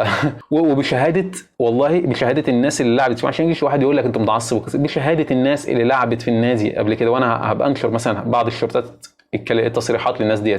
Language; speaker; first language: Arabic; native; Arabic